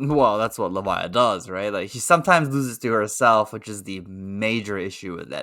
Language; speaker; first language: English; native; English